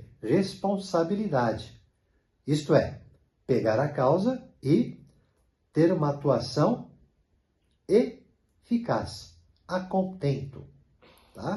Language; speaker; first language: Portuguese; native; Portuguese